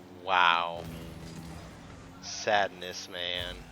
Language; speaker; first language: English; native; English